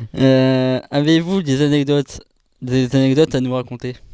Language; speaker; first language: French; native; French